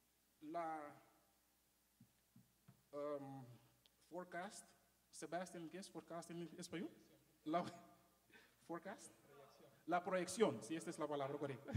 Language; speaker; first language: Spanish; non-native, fluent; Papiamento